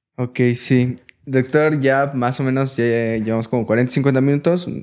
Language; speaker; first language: Spanish; native; Spanish